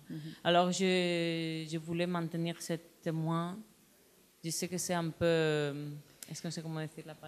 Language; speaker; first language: French; non-native, learner; Spanish